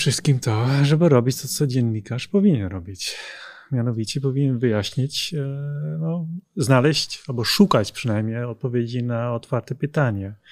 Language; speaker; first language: Polish; non-native, fluent; Dutch